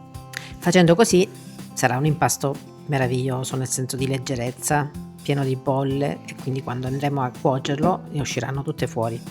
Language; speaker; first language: Italian; native; Italian